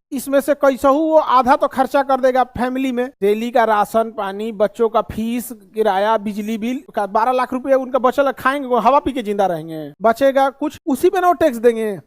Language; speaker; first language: Hindi; native; Hindi